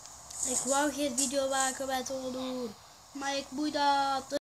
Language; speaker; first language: Dutch; early bilingual, other home language; Turkish